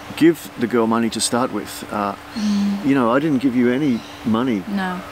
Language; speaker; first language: English; native; English